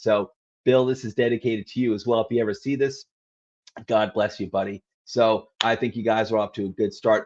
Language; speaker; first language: English; native; English